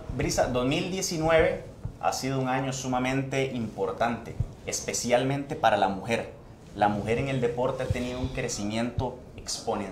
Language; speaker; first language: Spanish; native; Spanish